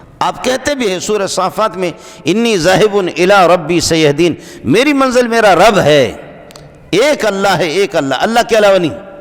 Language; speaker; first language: Urdu; non-native, local second language; Pashto